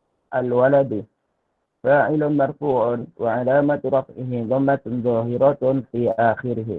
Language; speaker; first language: Arabic; non-native, learner; Indonesian